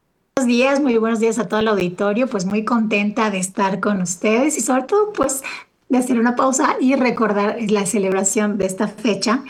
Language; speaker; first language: Spanish; native; Spanish